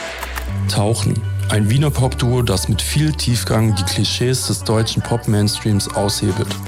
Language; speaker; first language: German; native; German